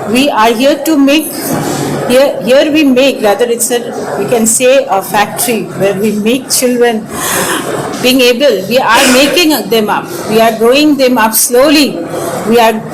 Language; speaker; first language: English; non-native, local second language; Bangla